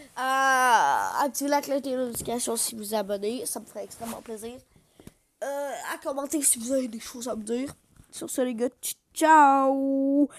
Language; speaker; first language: French; native; French